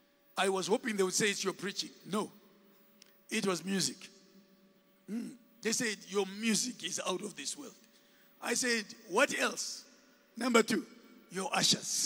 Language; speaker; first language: English; non-native, local second language; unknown